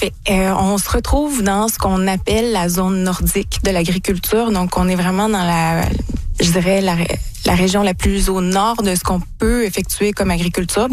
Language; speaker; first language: French; native; French